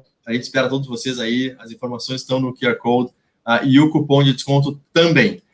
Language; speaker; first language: Portuguese; native; Portuguese